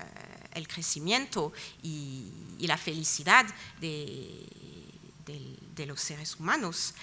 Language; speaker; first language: Spanish; non-native, fluent; French